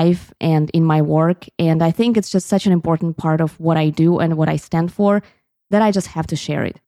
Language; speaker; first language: English; non-native, fluent; Russian